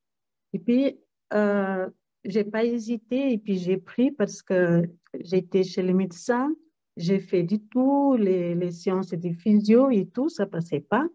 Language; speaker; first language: French; non-native, fluent; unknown